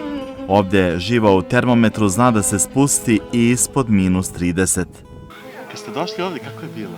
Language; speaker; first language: Bosnian; native; Bosnian